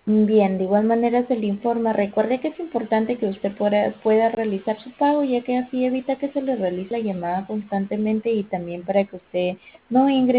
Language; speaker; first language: Spanish; native; Spanish